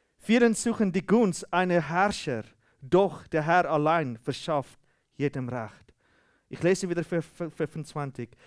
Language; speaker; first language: German; non-native, fluent; Afrikaans